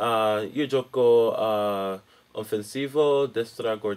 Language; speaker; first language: Italian; non-native, learner; English